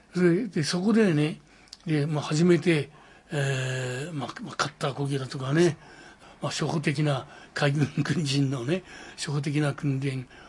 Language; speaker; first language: Japanese; native; Japanese